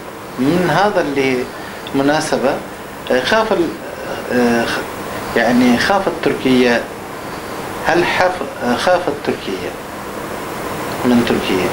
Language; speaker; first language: Arabic; non-native, learner; Turkish